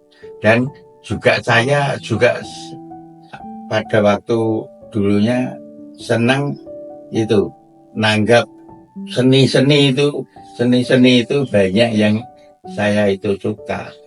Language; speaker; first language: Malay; non-native, local second language; Javanese